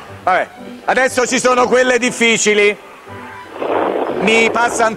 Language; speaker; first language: Italian; native; Italian